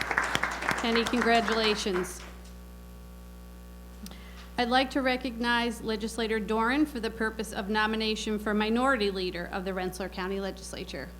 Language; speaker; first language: English; native; English